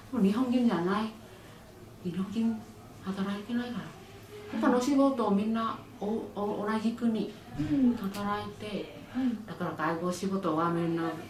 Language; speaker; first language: Japanese; non-native, learner; Vietnamese